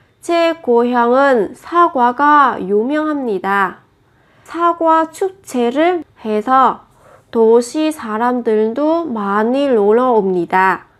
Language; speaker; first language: Korean; non-native, fluent; Vietnamese